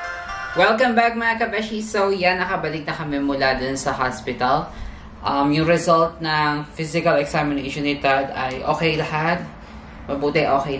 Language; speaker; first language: Filipino; native; Filipino